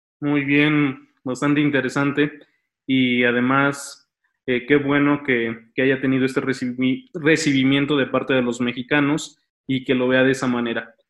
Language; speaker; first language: Spanish; native; Spanish